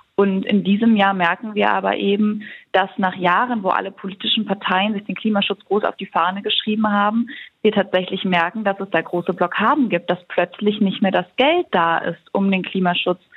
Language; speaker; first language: German; native; German